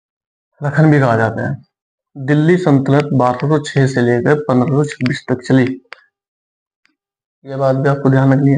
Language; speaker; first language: Hindi; native; Hindi